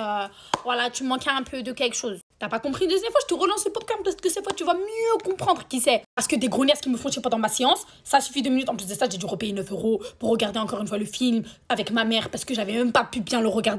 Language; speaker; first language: French; native; French